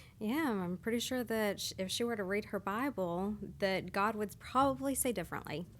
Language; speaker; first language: English; native; English